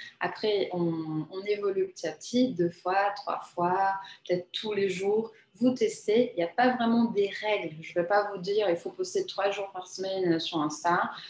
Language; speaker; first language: French; non-native, fluent; Portuguese